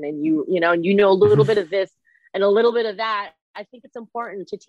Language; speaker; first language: English; non-native, fluent; Chinese